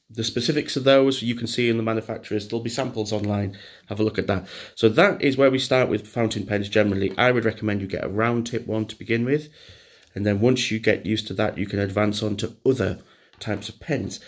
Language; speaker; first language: English; native; English